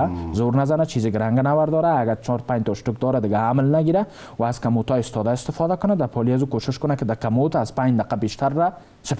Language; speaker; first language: Persian; native; Persian